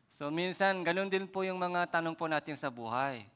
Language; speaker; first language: Filipino; non-native, fluent; Korean